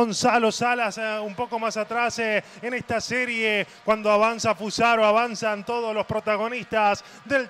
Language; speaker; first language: Spanish; native; Spanish